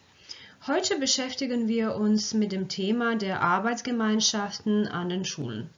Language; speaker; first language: German; non-native, fluent; Croatian